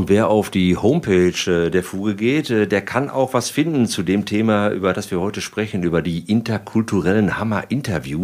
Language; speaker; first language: German; native; German